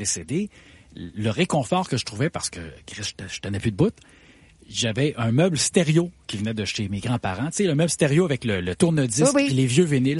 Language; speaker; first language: French; native; French